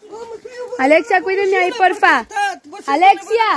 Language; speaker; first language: Spanish; non-native, fluent; Portuguese